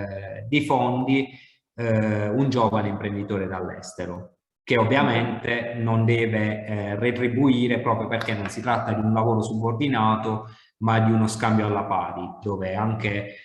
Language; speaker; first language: Italian; native; Italian